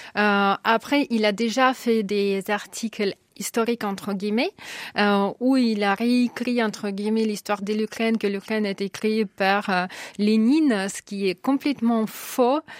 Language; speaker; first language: French; non-native, fluent; Ukrainian